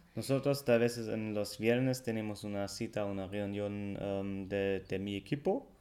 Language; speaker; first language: Spanish; non-native, fluent; German